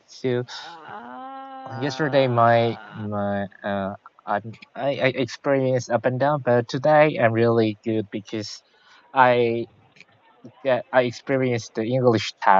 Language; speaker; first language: English; non-native, learner; Korean